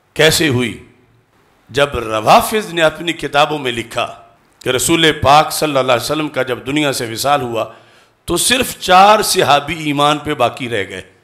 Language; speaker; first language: Urdu; non-native, local second language; Punjabi